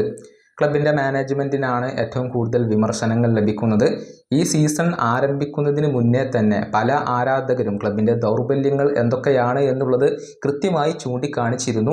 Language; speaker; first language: Malayalam; native; Malayalam